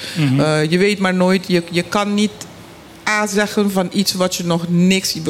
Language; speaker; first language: Dutch; non-native, local second language; Papiamento